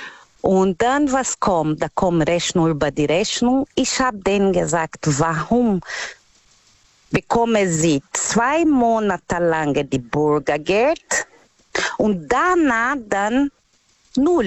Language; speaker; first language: German; non-native, learner; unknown